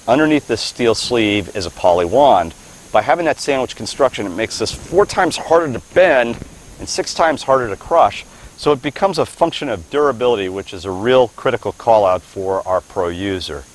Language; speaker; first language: English; native; English